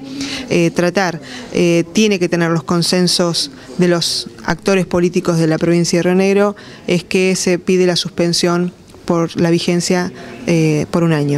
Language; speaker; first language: Spanish; native; Spanish